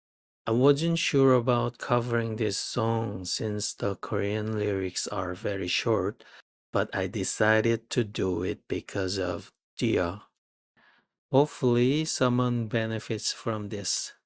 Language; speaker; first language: English; non-native, fluent; Korean